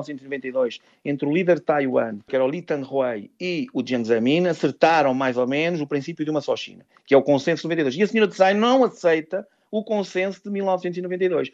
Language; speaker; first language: Portuguese; native; Portuguese